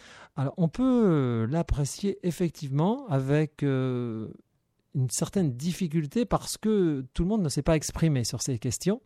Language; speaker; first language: French; native; French